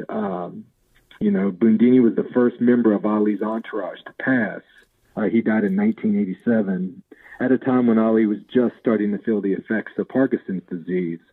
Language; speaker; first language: English; native; English